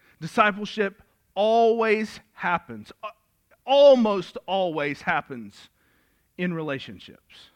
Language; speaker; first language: English; native; English